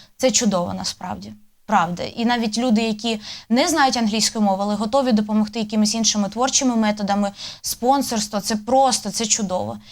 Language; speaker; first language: Ukrainian; native; Ukrainian